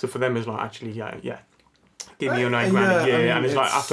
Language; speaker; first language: English; non-native, fluent; Italian